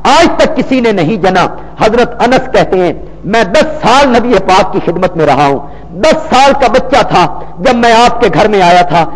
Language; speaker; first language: Urdu; non-native, local second language; Punjabi